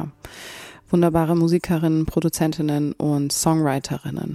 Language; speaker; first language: German; native; German